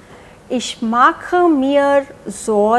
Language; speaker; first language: German; non-native, fluent; Hindi